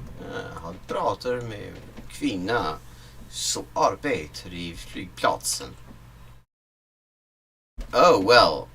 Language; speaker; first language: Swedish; non-native, learner; English